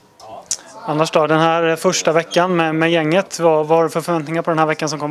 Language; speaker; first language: Swedish; native; Swedish